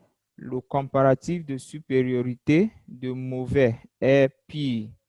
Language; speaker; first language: French; non-native, fluent; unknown